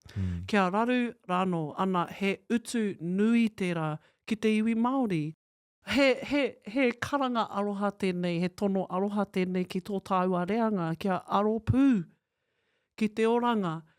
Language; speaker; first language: Māori; non-native, local second language; English